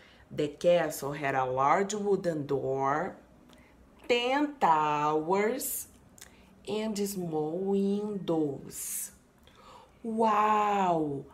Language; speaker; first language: English; non-native, fluent; Portuguese